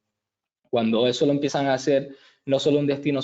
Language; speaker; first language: Spanish; native; Spanish